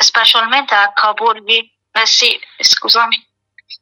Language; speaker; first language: Italian; non-native, learner; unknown